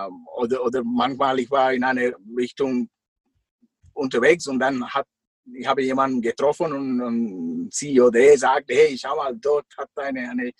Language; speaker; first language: German; non-native, fluent; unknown